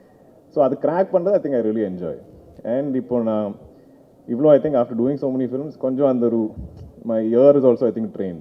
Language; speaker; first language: Tamil; non-native, local second language; Malayalam